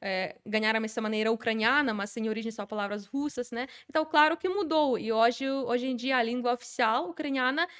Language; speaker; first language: Portuguese; non-native, fluent; Ukrainian